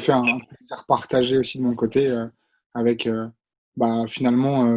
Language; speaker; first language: French; native; French